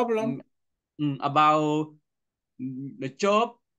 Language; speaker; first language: English; non-native, local second language; Vietnamese